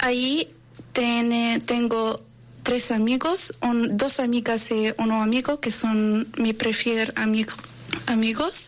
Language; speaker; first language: Spanish; non-native, learner; Arabic